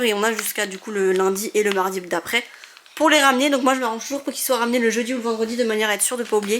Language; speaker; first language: French; native; French